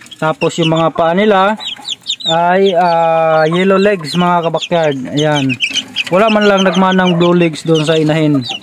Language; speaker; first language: Filipino; non-native, local second language; Cebuano